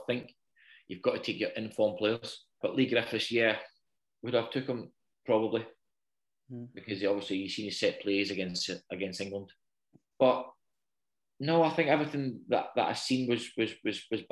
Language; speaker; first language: English; native; English